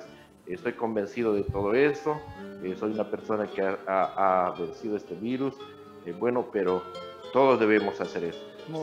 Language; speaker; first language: Spanish; native; Spanish